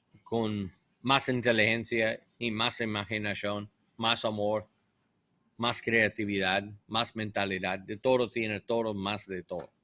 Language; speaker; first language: Spanish; non-native, learner; English